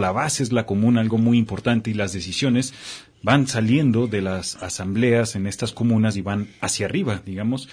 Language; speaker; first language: Spanish; native; Spanish